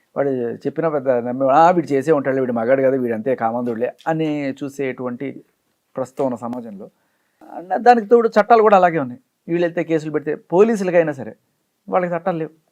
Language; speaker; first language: Telugu; native; Telugu